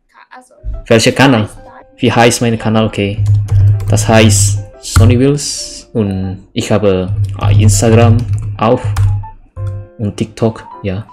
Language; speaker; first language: German; non-native, learner; Indonesian